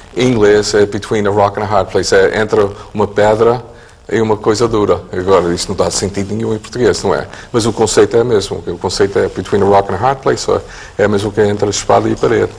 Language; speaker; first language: Portuguese; early bilingual, heritage; English